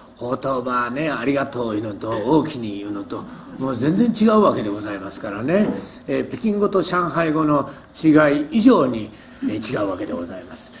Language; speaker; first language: Japanese; native; Japanese